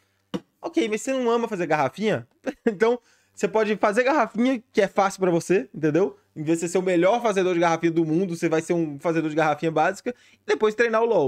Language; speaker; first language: Portuguese; native; Portuguese